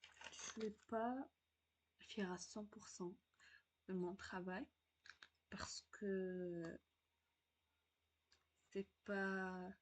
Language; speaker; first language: French; non-native, learner; Arabic